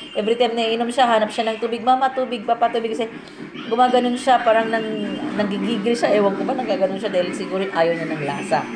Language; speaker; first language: Filipino; non-native, local second language; Cebuano